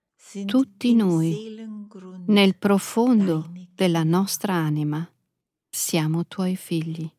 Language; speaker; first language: Italian; native; Italian